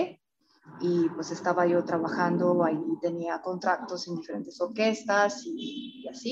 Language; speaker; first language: Spanish; non-native, fluent; Romanian